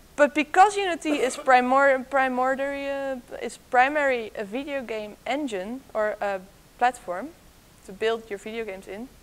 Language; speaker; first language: English; non-native, fluent; Dutch